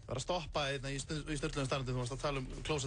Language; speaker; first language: Icelandic; native; Icelandic